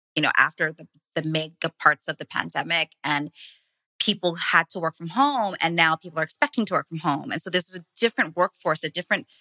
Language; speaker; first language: English; native; English